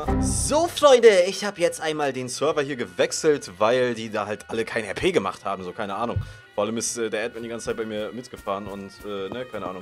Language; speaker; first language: German; native; German